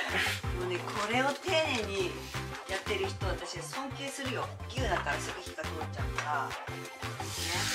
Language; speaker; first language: Japanese; native; Japanese